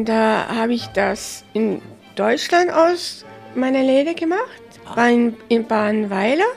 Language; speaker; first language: German; early bilingual, heritage; German